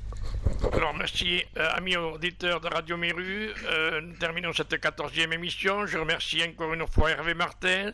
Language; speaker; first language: French; native; French